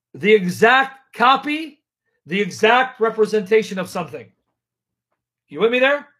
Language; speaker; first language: English; native; English